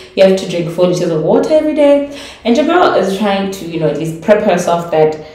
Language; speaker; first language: English; non-native, local second language; Tswana